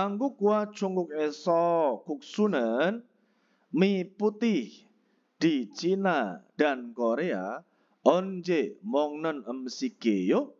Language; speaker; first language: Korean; non-native, fluent; Indonesian